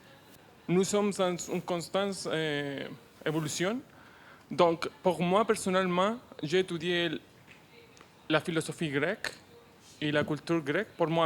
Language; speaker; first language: French; non-native, learner; Spanish